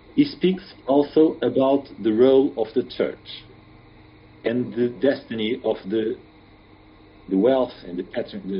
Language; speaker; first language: English; non-native, fluent; Portuguese